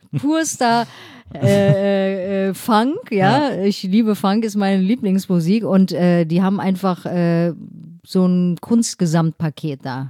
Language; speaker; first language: German; native; German